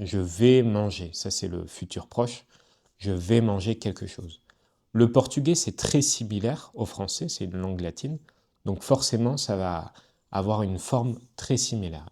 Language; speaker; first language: French; native; French